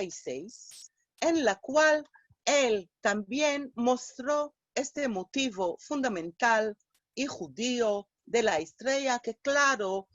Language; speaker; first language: Spanish; non-native, fluent; Hebrew